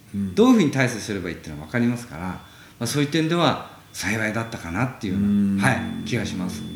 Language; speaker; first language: Japanese; native; Japanese